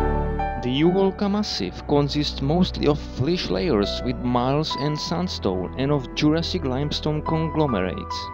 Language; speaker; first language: English; non-native, fluent; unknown